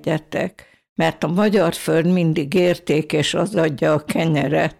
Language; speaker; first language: Hungarian; native; Hungarian